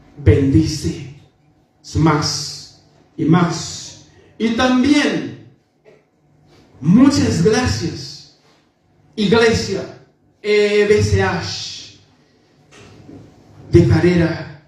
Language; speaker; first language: Spanish; non-native, fluent; Haitian Creole